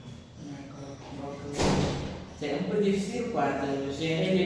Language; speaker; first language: French; non-native, local second language; Wolof